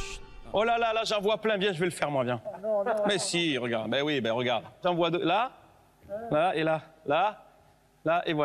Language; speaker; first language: French; native; French